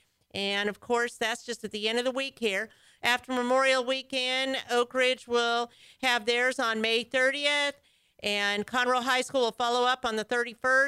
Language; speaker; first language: English; native; English